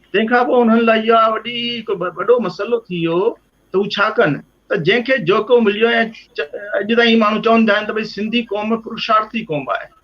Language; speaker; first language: Sindhi; early bilingual, heritage; Sindhi